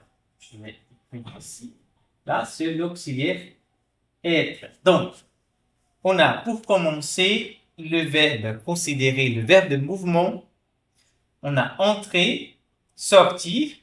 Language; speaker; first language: French; non-native, fluent; Portuguese